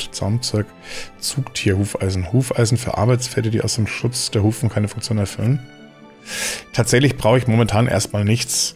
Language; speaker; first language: German; native; German